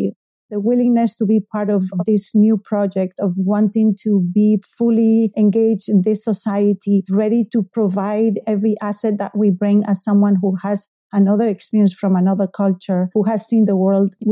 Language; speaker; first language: English; non-native, fluent; Spanish